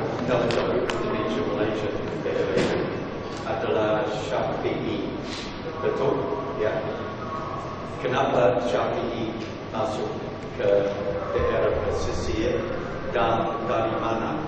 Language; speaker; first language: Indonesian; non-native, fluent; English